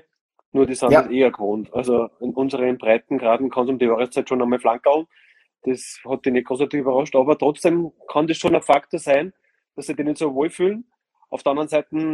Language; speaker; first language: German; native; German